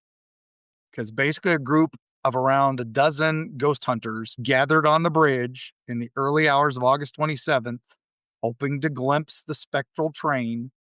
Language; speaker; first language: English; native; English